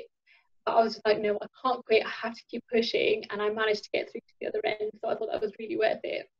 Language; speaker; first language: English; native; English